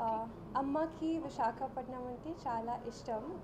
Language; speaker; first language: Telugu; non-native, learner; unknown